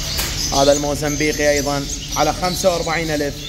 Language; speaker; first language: Arabic; native; Arabic